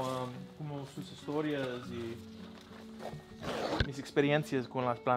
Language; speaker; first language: Spanish; non-native, learner; English